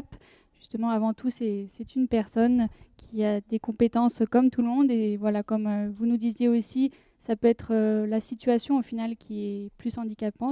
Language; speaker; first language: French; native; French